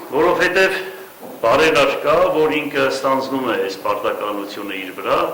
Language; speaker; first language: Armenian; native; Armenian